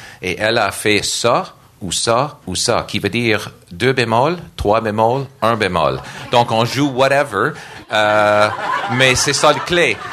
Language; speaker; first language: French; non-native, local second language; English